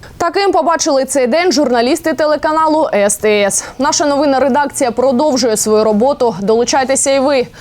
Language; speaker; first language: Ukrainian; native; Ukrainian